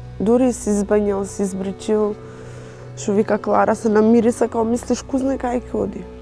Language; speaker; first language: Macedonian; non-native, local second language; Romany